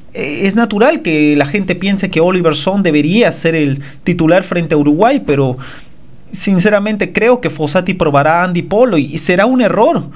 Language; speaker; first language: Spanish; native; Spanish